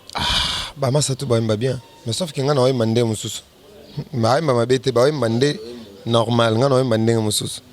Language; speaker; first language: Lingala; native; Lingala